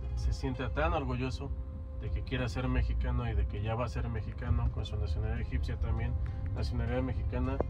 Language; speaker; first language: Spanish; non-native, fluent; Arabic